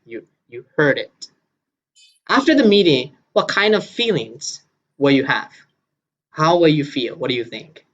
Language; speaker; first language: English; non-native, fluent; Burmese